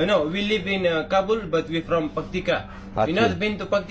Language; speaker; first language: English; non-native, learner; Pashto